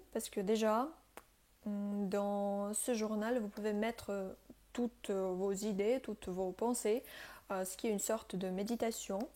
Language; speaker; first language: French; non-native, fluent; Russian